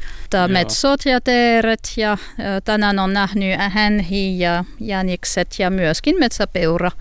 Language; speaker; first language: Finnish; non-native, learner; French